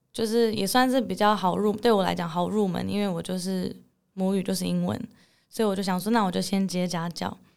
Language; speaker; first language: Chinese; early bilingual, heritage; English